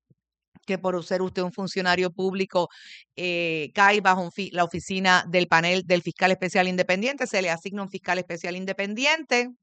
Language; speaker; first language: Spanish; native; Spanish